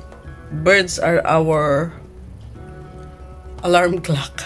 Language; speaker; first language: English; non-native, local second language; Filipino